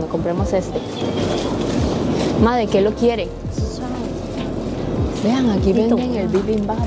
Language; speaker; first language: Spanish; native; Spanish